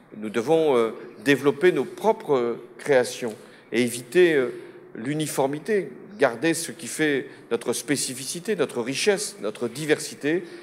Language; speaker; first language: French; native; French